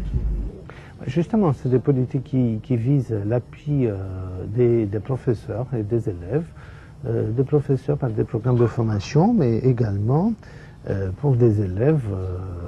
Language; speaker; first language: French; non-native, fluent; Romanian